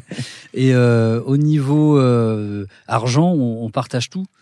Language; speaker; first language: French; native; French